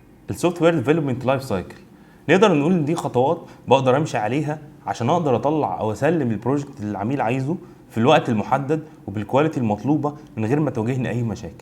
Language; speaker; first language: Arabic; native; Arabic